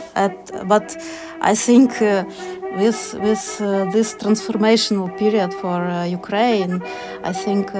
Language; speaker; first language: English; non-native, fluent; Ukrainian